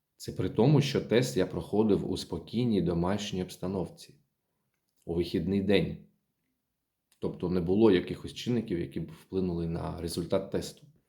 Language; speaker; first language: Ukrainian; native; Ukrainian